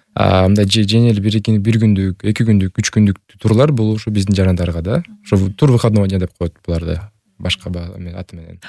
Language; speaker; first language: Kyrgyz; native; Kyrgyz